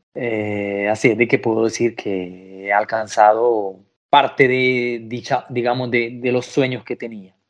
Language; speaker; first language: Spanish; native; Spanish